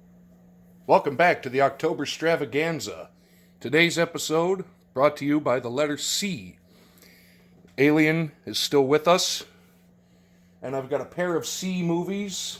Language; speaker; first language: English; native; English